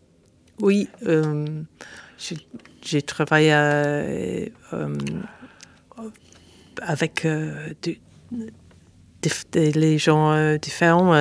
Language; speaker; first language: French; non-native, fluent; English